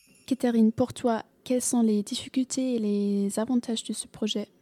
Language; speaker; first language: French; non-native, learner; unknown